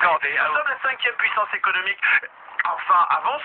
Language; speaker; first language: French; native; French